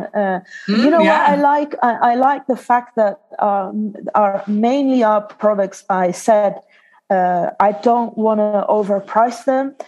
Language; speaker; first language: English; non-native, fluent; Dutch